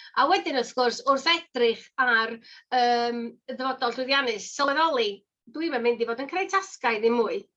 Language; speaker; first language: Welsh; native; Welsh